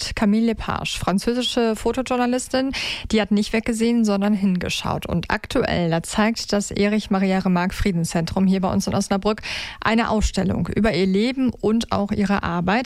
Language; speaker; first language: German; native; German